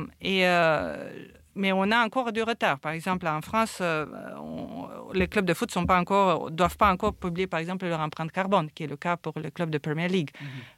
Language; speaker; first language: French; non-native, fluent; Romanian